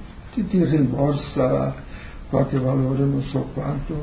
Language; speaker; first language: Italian; early bilingual, heritage; Portuguese